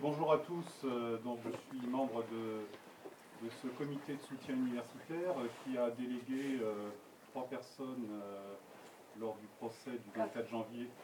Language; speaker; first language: French; native; French